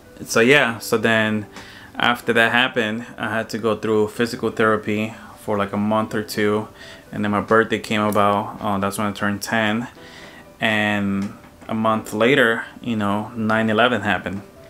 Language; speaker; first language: English; early bilingual, other home language; Spanish